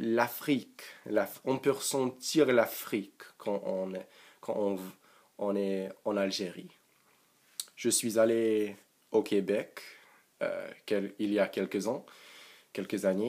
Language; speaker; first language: French; non-native, learner; English